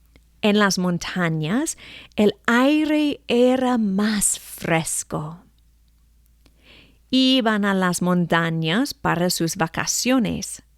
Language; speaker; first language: Spanish; non-native, fluent; English